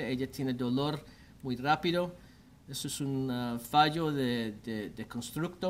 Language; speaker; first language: Spanish; non-native, learner; English